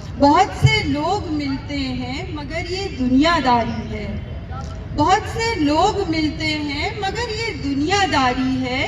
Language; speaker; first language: Urdu; non-native, local second language; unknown